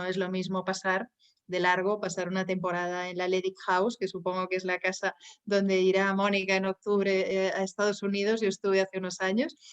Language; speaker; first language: Spanish; native; Spanish